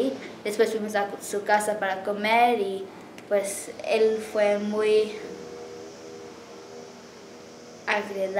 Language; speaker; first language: Spanish; early bilingual, heritage; English